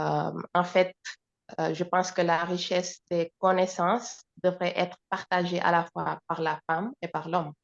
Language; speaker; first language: French; non-native, fluent; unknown